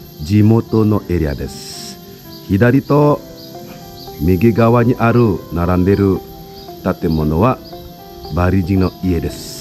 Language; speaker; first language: Japanese; non-native, fluent; Balinese